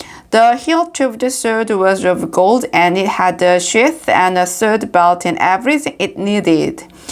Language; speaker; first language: English; non-native, fluent; Korean